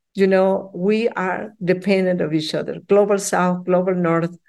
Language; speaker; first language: English; non-native, fluent; Spanish